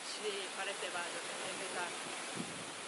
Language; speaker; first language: Spanish; non-native, learner; Japanese